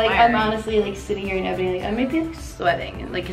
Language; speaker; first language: English; native; English